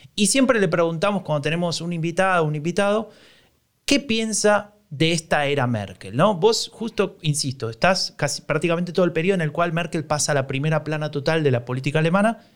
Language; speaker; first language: Spanish; native; Spanish